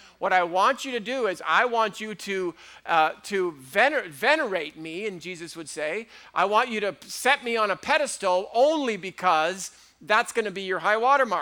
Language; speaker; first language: English; native; English